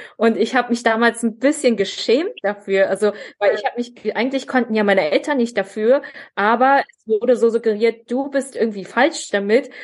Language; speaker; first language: German; early bilingual, other home language; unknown